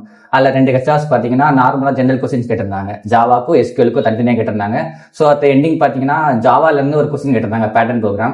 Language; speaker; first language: Tamil; native; Tamil